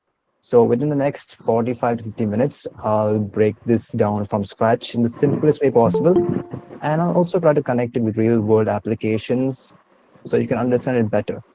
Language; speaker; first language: English; non-native, local second language; Malayalam